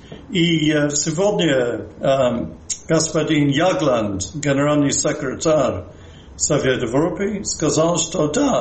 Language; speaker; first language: Russian; non-native, fluent; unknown